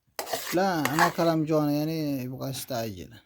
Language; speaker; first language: Arabic; non-native, learner; Amharic